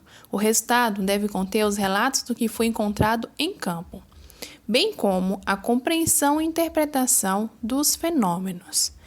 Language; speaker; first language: Portuguese; native; Portuguese